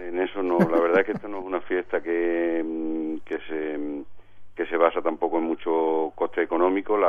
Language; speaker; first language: Spanish; native; Spanish